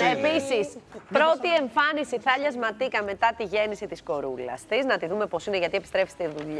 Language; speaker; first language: Greek; native; Greek